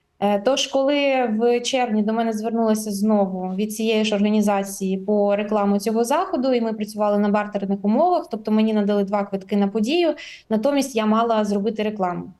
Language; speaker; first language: Ukrainian; native; Ukrainian